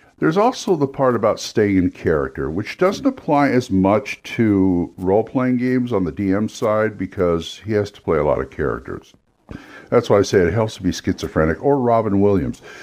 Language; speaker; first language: English; native; English